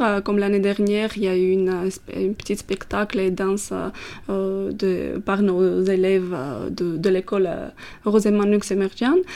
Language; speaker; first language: French; non-native, fluent; Armenian